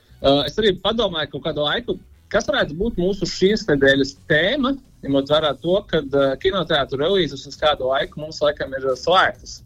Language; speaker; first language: Latvian; non-native, local second language; Russian